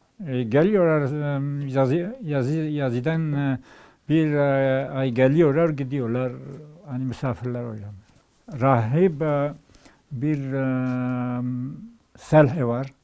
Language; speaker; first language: Turkish; non-native, local second language; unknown